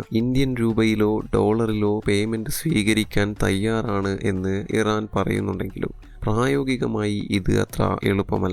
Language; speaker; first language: Malayalam; native; Malayalam